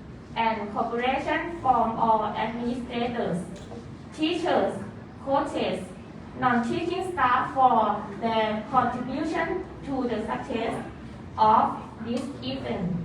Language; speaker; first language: English; non-native, fluent; Thai